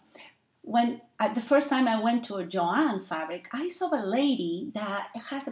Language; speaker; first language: English; non-native, fluent; Spanish